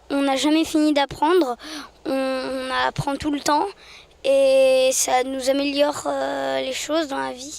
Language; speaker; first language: French; native; French